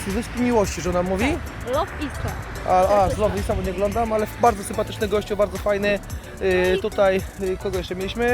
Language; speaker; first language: Polish; native; Polish